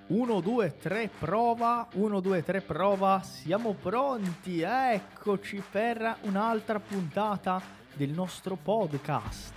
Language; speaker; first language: Italian; non-native, fluent; Portuguese